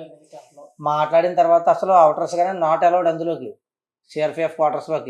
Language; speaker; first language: Telugu; native; Telugu